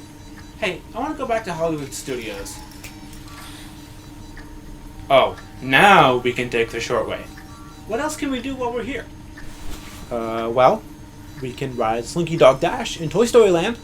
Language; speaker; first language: English; native; English